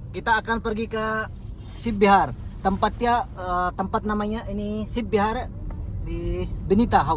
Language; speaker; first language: Indonesian; non-native, learner; Hindi